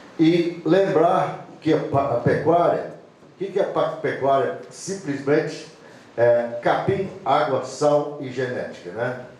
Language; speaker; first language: Portuguese; non-native, fluent; English